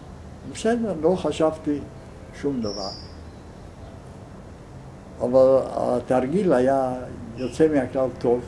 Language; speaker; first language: Hebrew; non-native, fluent; Yiddish